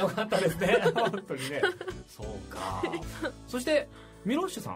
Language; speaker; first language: Japanese; native; Japanese